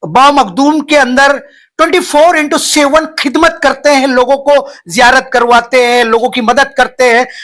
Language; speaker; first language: Hindi; non-native, local second language; Marathi